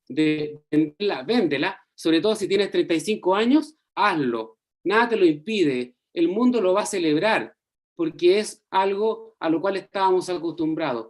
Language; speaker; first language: Spanish; native; Spanish